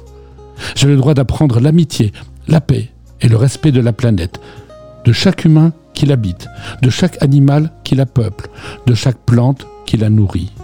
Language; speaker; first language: French; native; French